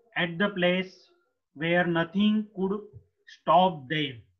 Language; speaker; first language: English; non-native, local second language; Marathi